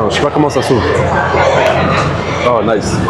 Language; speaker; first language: French; native; French